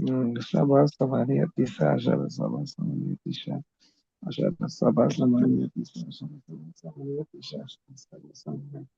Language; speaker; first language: Arabic; non-native, learner; Bangla